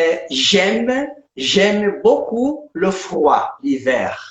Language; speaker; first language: French; non-native, fluent; Portuguese